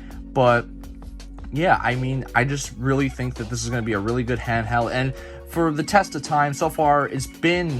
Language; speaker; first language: English; native; English